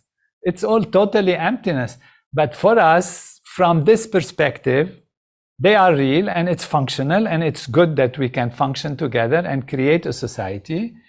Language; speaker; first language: English; non-native, fluent; Arabic